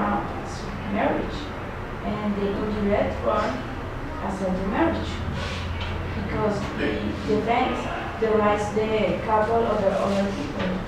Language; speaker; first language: English; non-native, learner; Spanish